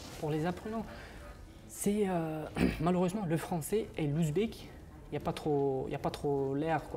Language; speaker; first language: French; non-native, fluent; Uzbek